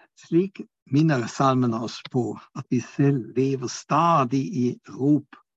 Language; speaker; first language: Norwegian; non-native, fluent; German